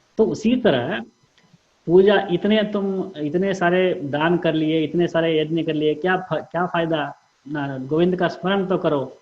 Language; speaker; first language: Hindi; non-native, local second language; Kannada